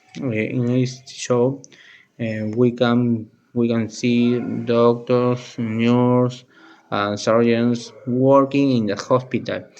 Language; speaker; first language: English; non-native, learner; Spanish